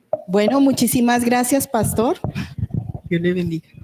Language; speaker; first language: Spanish; native; Spanish